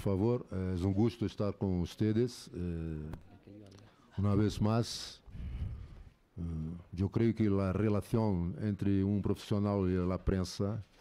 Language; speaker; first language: Spanish; non-native, fluent; Portuguese